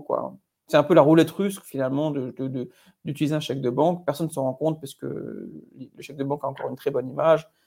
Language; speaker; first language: French; native; French